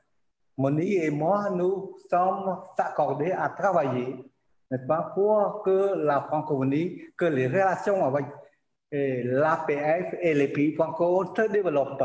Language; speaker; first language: French; non-native, learner; Khmer